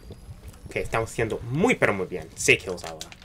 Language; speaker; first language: Spanish; early bilingual, heritage; Spanish